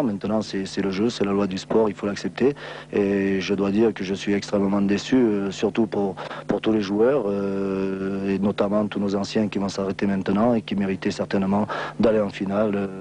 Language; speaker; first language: French; native; French